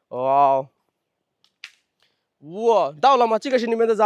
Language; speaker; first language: Chinese; non-native, fluent; Bangla